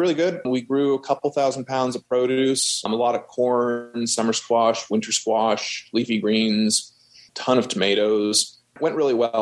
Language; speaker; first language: English; native; English